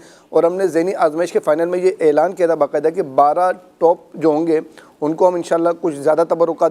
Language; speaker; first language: Urdu; native; Urdu